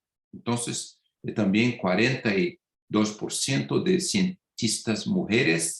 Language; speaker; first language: Spanish; non-native, fluent; Portuguese